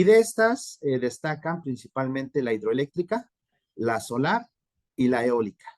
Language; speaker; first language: Spanish; native; Spanish